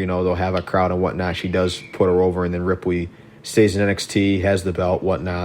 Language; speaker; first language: English; native; English